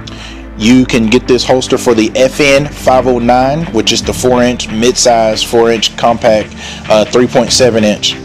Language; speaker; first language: English; native; English